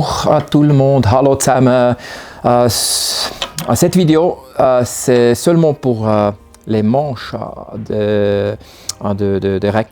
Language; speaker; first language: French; non-native, learner; German